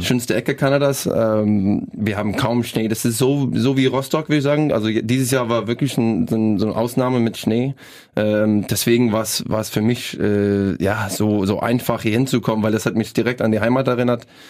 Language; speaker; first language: German; non-native, fluent; English